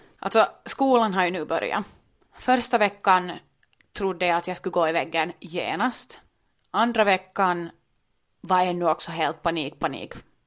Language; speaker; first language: Swedish; native; Swedish